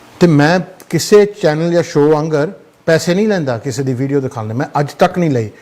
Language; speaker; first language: Punjabi; early bilingual, heritage; Punjabi